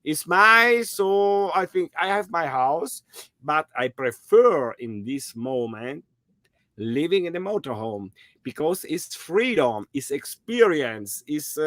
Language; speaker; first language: English; non-native, learner; German